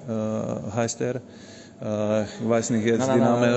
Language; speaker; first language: German; non-native, fluent; Slovak